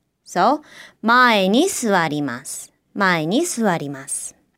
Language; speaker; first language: Japanese; native; Japanese